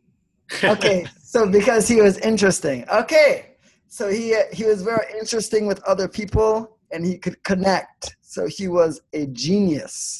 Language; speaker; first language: English; non-native, fluent; Swedish